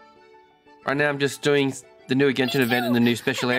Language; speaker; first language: English; native; English